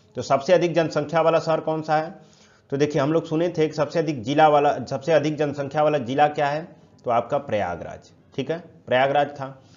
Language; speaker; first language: Hindi; native; Hindi